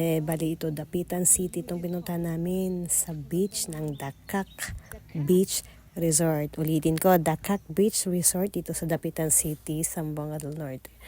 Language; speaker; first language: Filipino; non-native, local second language; Cebuano